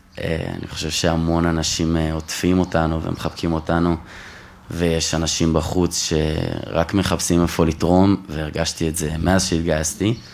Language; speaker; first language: Hebrew; native; Hebrew